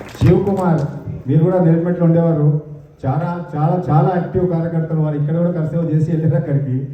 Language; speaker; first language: Telugu; non-native, local second language; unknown